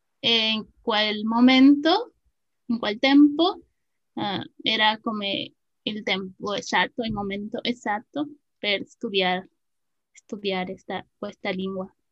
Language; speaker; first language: Italian; non-native, learner; Spanish